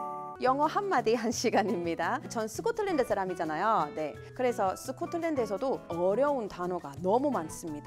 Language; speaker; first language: Korean; non-native, fluent; English